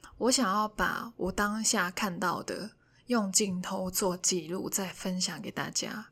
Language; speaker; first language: Chinese; non-native, local second language; Cantonese